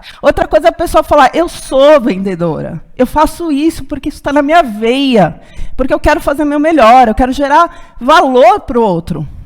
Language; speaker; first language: Portuguese; native; Portuguese